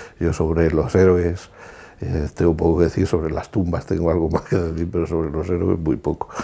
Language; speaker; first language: Spanish; native; Spanish